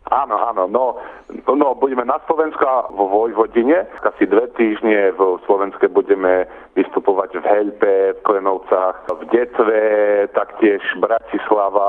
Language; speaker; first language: Slovak; early bilingual, heritage; Slovak